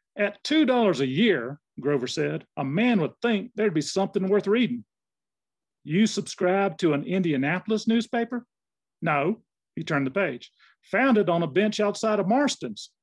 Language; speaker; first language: English; native; English